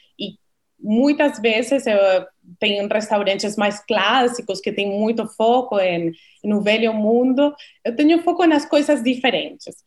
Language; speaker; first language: Portuguese; non-native, fluent; Spanish